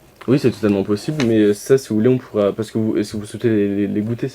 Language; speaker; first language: French; native; French